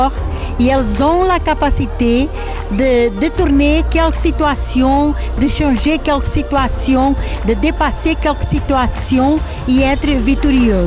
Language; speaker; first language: French; non-native, fluent; Portuguese